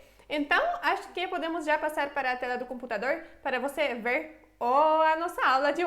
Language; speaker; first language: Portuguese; non-native, fluent; Polish